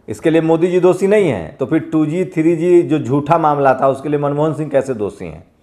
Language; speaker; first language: Hindi; native; Hindi